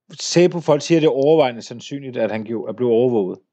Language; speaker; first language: Danish; native; Danish